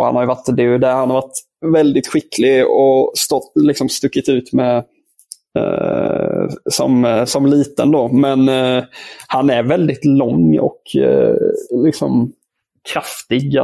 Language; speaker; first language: Swedish; native; Swedish